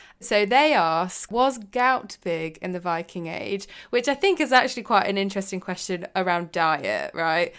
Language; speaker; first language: English; native; English